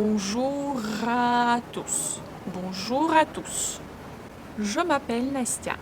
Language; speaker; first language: French; non-native, fluent; Russian